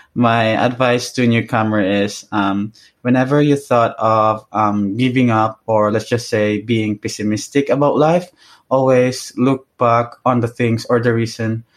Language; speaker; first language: English; non-native, local second language; Hiligaynon